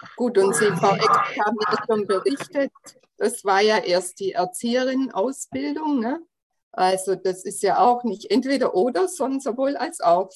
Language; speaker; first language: German; native; German